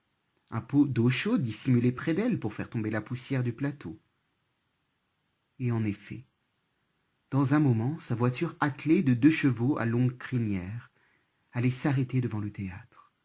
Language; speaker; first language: French; native; French